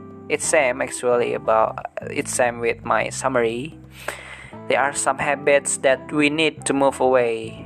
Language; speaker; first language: English; non-native, learner; Indonesian